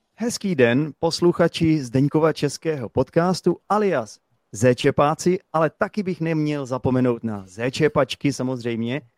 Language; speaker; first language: Czech; native; Czech